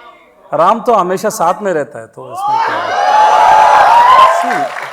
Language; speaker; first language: Hindi; non-native, local second language; Tamil